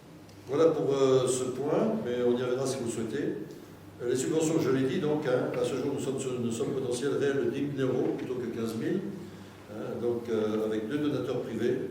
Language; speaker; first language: French; native; French